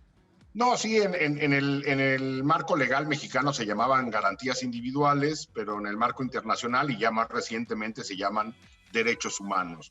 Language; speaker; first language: Spanish; native; Spanish